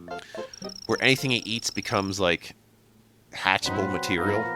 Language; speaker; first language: English; native; English